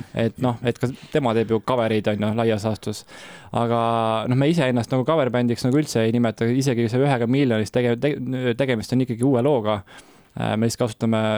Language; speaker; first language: Estonian; native; Estonian